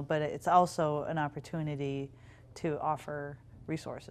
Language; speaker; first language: English; native; English